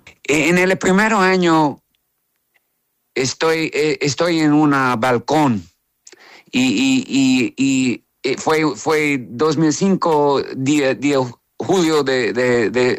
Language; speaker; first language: Spanish; non-native, learner; English